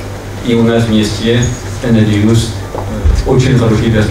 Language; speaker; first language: Russian; non-native, fluent; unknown